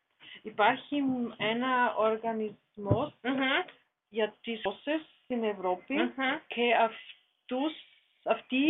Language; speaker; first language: Greek; non-native, learner; German